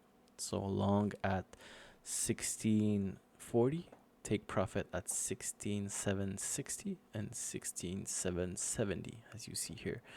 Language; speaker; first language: English; non-native, fluent; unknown